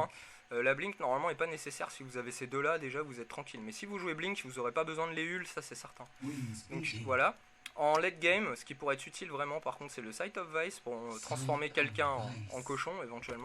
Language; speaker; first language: French; native; French